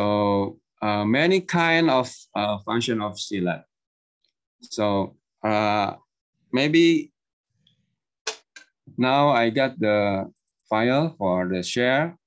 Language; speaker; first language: English; non-native, learner; Indonesian